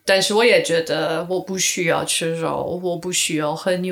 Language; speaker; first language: Chinese; non-native, learner; English